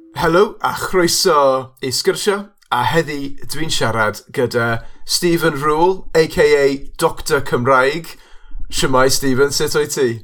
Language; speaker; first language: Welsh; non-native, local second language; English